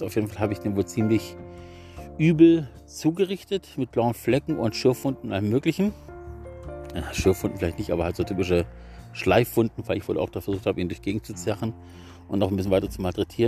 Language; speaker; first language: German; native; German